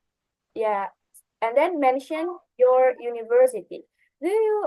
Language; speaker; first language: English; non-native, learner; Indonesian